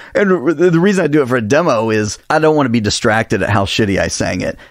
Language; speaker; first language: English; native; English